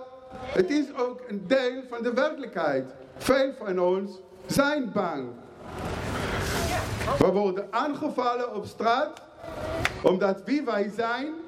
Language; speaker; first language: Dutch; non-native, fluent; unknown